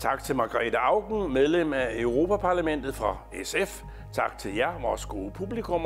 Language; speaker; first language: Danish; native; Danish